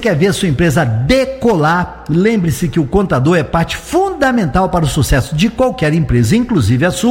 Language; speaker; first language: Portuguese; native; Portuguese